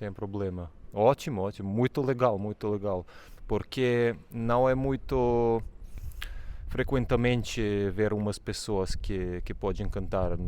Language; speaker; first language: Portuguese; non-native, fluent; Serbian